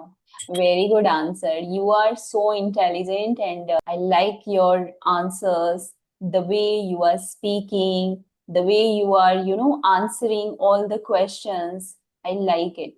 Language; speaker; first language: English; non-native, fluent; Hindi